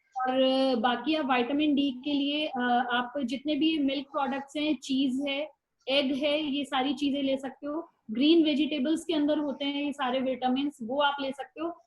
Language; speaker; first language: Hindi; native; Hindi